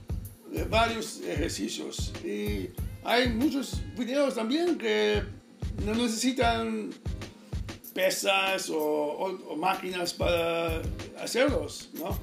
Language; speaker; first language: Spanish; non-native, fluent; English